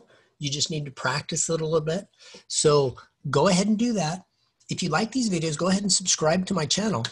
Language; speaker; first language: English; native; English